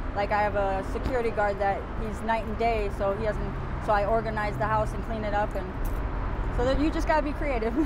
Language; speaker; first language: English; native; English